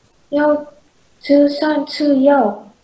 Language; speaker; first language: Chinese; non-native, learner; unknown